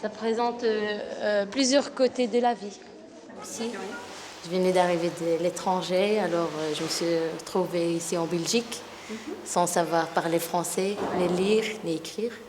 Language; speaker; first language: French; non-native, learner; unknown